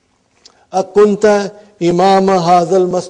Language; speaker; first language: Arabic; non-native, fluent; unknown